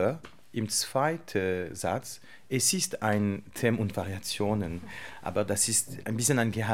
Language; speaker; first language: German; non-native, learner; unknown